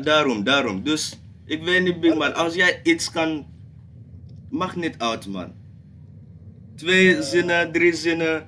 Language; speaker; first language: Dutch; non-native, learner; English